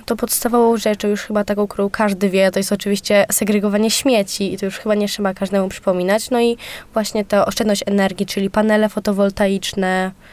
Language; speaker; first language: Polish; native; Polish